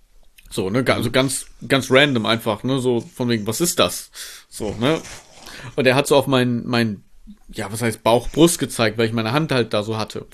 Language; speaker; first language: German; native; German